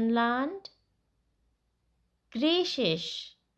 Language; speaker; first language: German; non-native, fluent; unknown